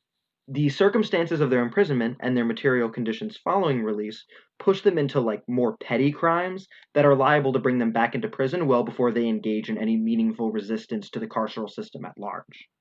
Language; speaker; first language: English; native; English